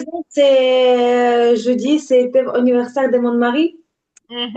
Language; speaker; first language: French; non-native, learner; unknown